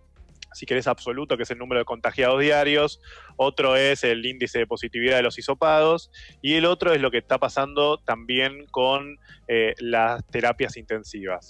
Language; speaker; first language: Spanish; native; Spanish